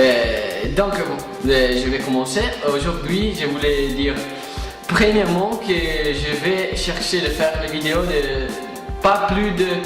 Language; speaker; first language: French; non-native, fluent; Italian